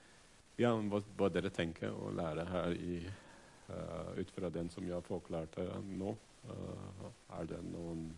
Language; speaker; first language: Norwegian; non-native, fluent; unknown